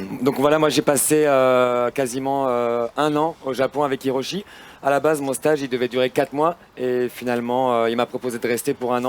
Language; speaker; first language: French; native; French